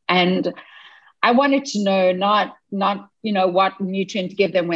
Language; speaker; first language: English; native; English